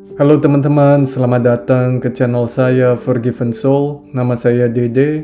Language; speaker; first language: Indonesian; native; Indonesian